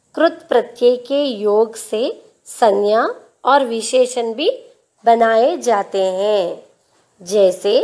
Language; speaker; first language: Hindi; non-native, local second language; Telugu